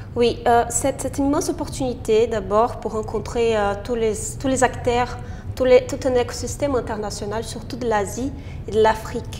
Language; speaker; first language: French; non-native, fluent; Portuguese